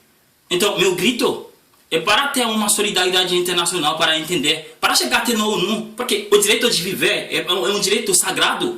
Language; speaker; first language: Portuguese; non-native, learner; Haitian Creole